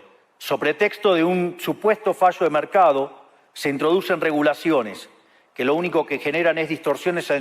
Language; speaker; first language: Spanish; native; Spanish